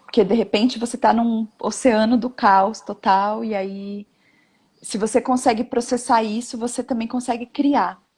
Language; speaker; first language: Portuguese; native; Portuguese